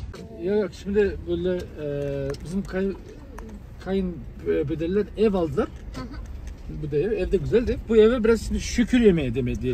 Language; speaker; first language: Turkish; non-native, fluent; Kazakh